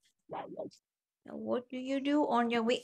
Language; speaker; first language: English; non-native, fluent; Vietnamese